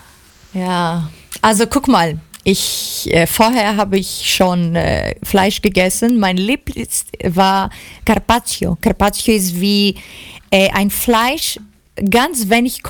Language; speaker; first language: German; non-native, learner; Greek